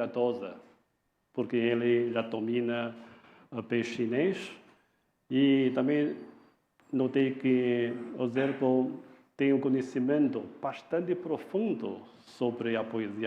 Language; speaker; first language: Portuguese; non-native, fluent; Chinese